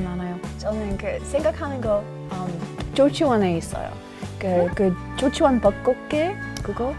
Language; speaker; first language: Korean; non-native, learner; English